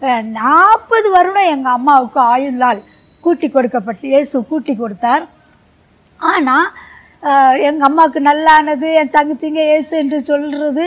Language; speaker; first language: Tamil; non-native, local second language; Urdu